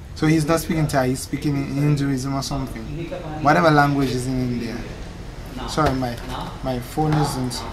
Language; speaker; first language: English; non-native, fluent; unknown